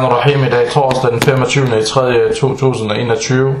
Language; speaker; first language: Danish; early bilingual, other home language; Arabic